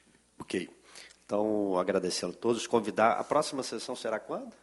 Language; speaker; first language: Portuguese; native; Portuguese